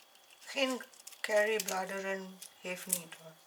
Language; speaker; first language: Dutch; non-native, learner; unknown